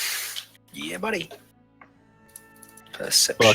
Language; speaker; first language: English; native; English